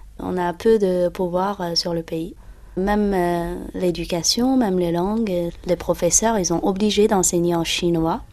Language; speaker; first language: French; non-native, fluent; Uyghur